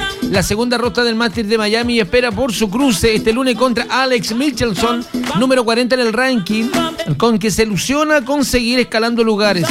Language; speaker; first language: Spanish; native; Spanish